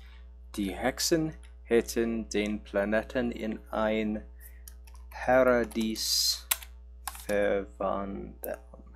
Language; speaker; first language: German; non-native, learner; English